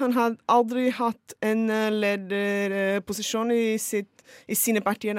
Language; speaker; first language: Norwegian; non-native, fluent; Portuguese